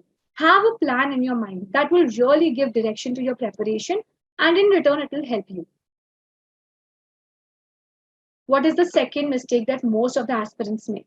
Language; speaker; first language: English; non-native, local second language; Hindi